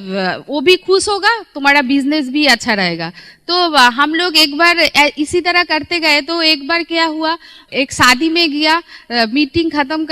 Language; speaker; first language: Hindi; non-native, local second language; Bangla